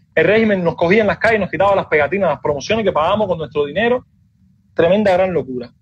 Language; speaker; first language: Spanish; native; Spanish